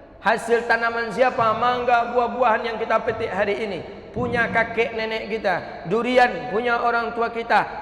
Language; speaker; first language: Malay; non-native, local second language; Minangkabau